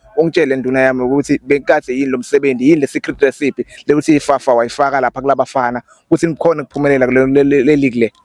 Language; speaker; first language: Zulu; non-native, local second language; Swati